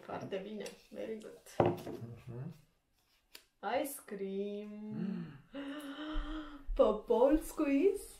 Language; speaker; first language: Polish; non-native, learner; Romanian